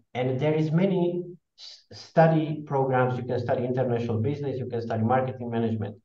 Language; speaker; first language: English; non-native, fluent; Slovak